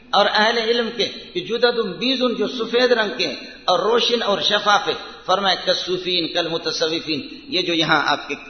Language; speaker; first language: Urdu; non-native, local second language; Brahui